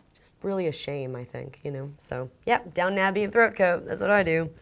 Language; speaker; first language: English; early bilingual, other home language; Ukrainian